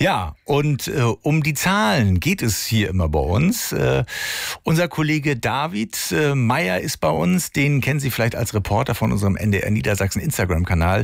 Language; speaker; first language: German; native; German